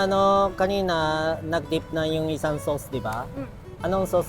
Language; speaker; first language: Filipino; non-native, learner; Japanese